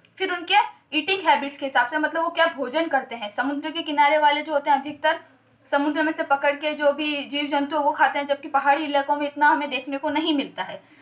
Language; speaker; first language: Hindi; native; Hindi